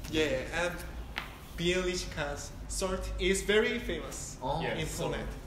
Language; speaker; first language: English; non-native, learner; Korean